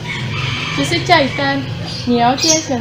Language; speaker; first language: Chinese; non-native, learner; Indonesian